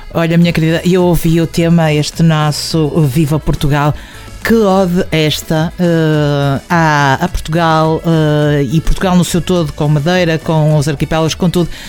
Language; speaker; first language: Portuguese; native; Portuguese